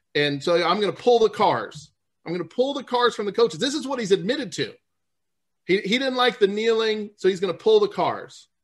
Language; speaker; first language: English; native; English